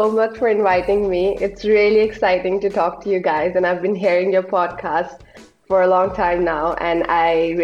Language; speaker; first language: English; non-native, local second language; Hindi